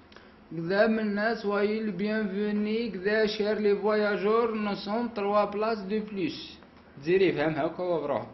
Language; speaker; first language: Arabic; native; Arabic